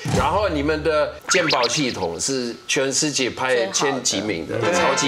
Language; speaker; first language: Chinese; non-native, fluent; German